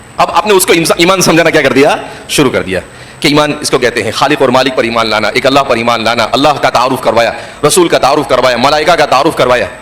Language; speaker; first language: Urdu; non-native, local second language; Gujarati